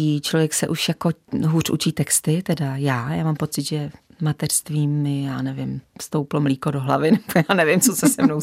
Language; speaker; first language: Czech; native; Czech